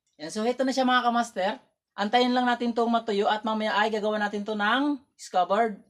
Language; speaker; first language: Filipino; native; Filipino